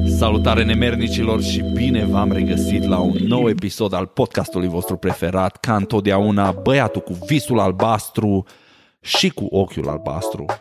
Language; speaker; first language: Romanian; native; Romanian